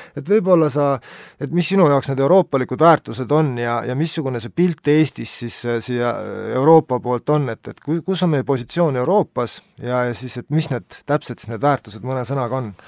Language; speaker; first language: Estonian; native; Estonian